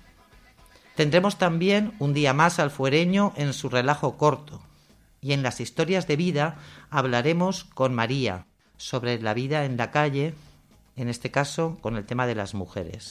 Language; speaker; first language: Spanish; native; Spanish